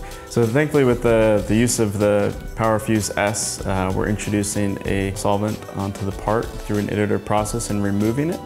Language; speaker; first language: English; native; English